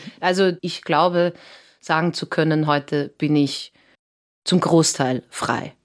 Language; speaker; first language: German; early bilingual, other home language; Serbian